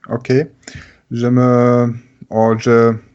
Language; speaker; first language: French; non-native, learner; German